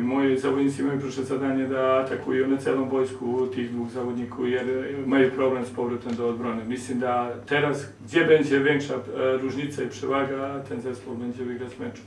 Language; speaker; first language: Polish; non-native, learner; Serbian